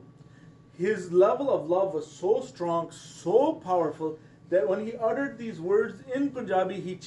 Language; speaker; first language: English; native; English